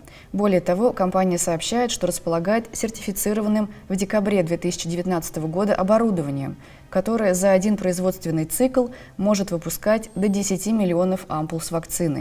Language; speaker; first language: Russian; native; Russian